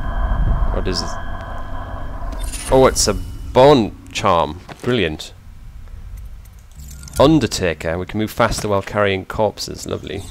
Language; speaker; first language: English; native; English